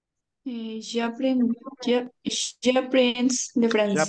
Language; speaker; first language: French; non-native, learner; Spanish